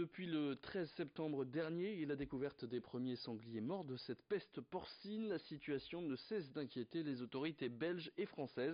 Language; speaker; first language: French; native; French